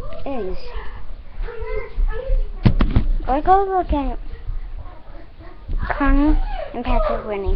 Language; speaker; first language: English; native; English